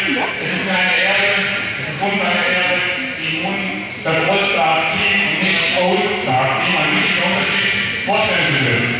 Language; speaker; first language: German; native; German